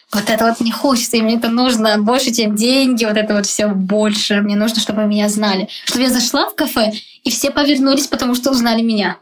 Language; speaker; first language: Russian; non-native, local second language; Tajik